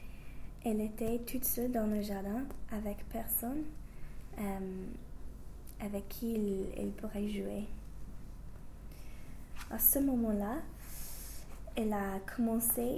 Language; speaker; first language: French; non-native, fluent; English